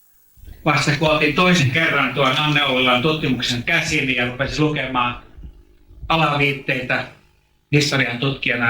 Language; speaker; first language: Finnish; native; Finnish